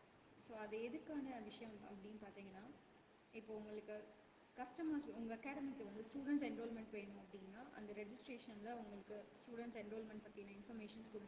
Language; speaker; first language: Tamil; native; Tamil